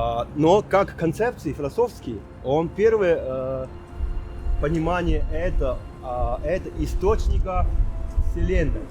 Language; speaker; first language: Russian; non-native, fluent; Chinese